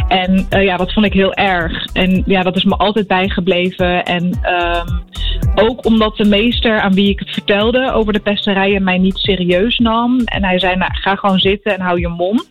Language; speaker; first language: Dutch; early bilingual, other home language; Arabic